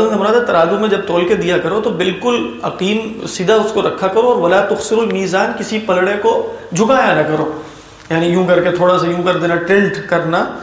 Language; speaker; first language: Urdu; native; Urdu